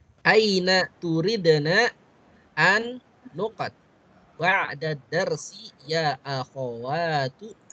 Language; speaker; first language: Arabic; non-native, fluent; Indonesian